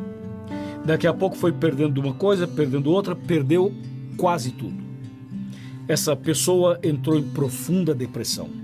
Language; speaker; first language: Portuguese; native; Portuguese